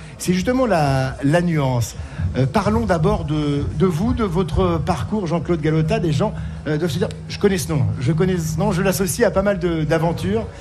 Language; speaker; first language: French; native; French